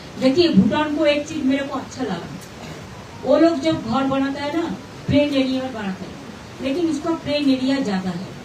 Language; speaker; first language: Hindi; non-native, local second language; Bangla